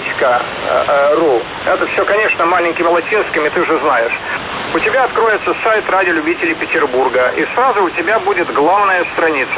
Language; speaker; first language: Russian; native; Russian